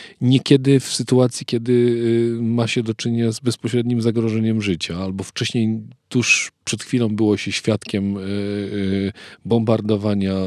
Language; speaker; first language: Polish; native; Polish